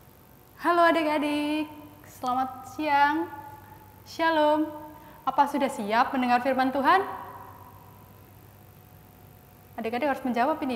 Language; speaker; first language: Indonesian; native; Indonesian